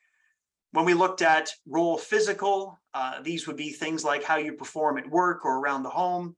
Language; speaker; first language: English; native; English